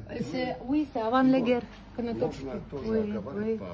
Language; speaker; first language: French; non-native, learner; Ukrainian